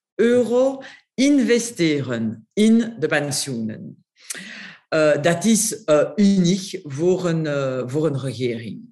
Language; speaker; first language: Dutch; non-native, local second language; French